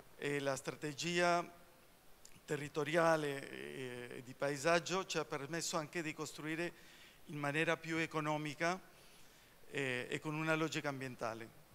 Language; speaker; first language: Italian; early bilingual, heritage; Spanish